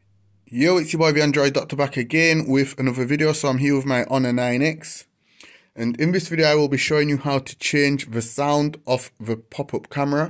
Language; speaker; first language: English; native; English